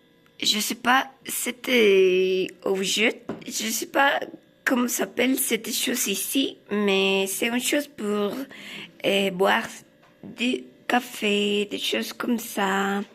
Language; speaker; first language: French; non-native, learner; Spanish